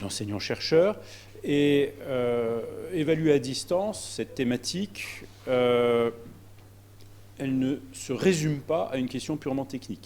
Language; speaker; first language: French; native; French